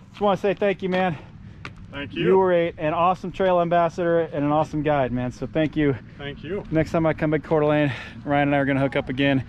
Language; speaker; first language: English; native; English